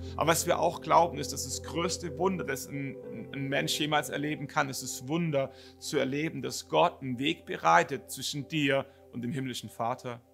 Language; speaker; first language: German; native; German